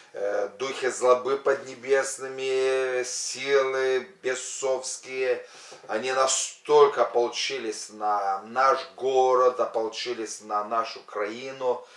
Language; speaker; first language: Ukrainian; non-native, local second language; Russian